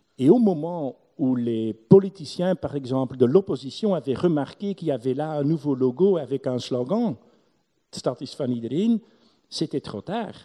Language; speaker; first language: French; non-native, local second language; Dutch